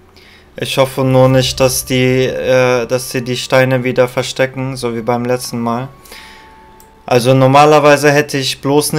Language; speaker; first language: German; native; German